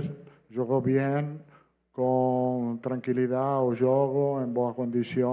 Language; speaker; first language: Portuguese; non-native, fluent; Italian